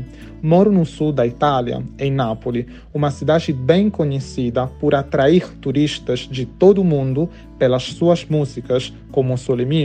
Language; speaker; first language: Portuguese; non-native, fluent; Italian